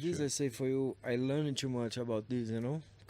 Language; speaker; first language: English; non-native, learner; Portuguese